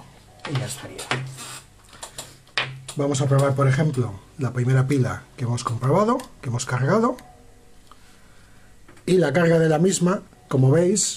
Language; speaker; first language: Spanish; native; Spanish